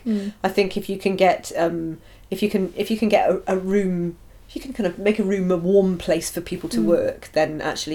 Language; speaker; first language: English; native; English